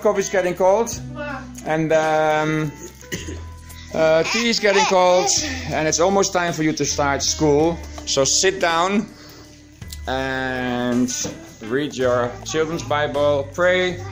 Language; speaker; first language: English; non-native, fluent; Dutch